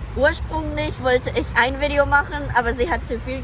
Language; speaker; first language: German; non-native, learner; Japanese